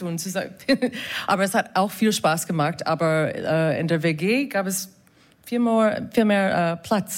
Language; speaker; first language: German; non-native, fluent; English